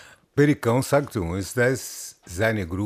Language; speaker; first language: German; non-native, learner; Portuguese